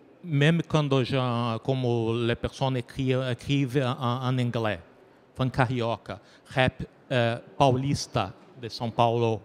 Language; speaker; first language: French; non-native, learner; Portuguese